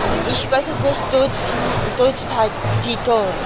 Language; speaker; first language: German; non-native, learner; Japanese